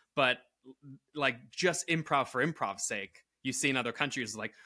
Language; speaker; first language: English; native; English